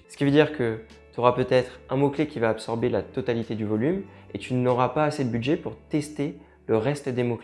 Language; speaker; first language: French; native; French